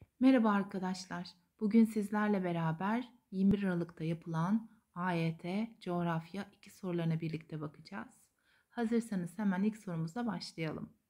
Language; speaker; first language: Turkish; native; Turkish